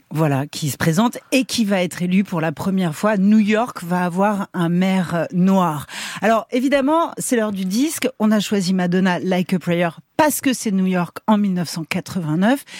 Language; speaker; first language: French; native; French